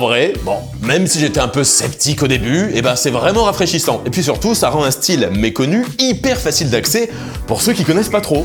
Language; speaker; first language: French; native; French